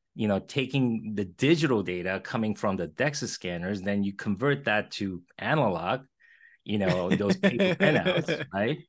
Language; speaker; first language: English; early bilingual, other home language; Korean